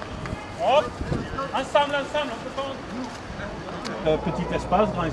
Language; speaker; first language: French; native; French